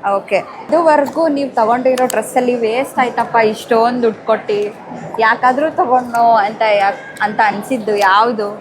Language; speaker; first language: Kannada; native; Kannada